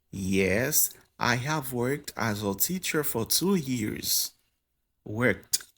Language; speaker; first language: English; non-native, fluent; Haitian Creole